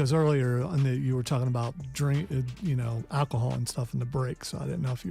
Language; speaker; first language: English; native; English